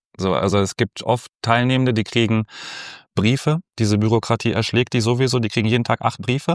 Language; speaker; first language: German; native; German